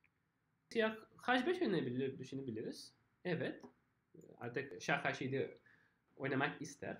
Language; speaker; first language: Turkish; non-native, fluent; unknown